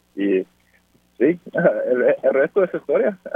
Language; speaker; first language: Spanish; early bilingual, other home language; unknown